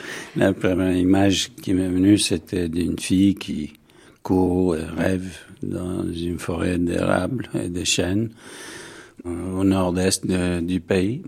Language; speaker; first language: French; non-native, fluent; English